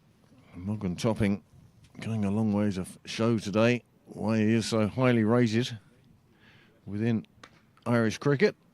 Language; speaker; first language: English; native; English